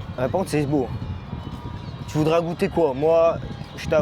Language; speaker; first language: French; native; French